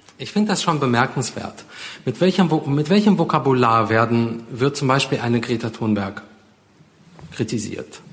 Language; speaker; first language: German; early bilingual, other home language; Russian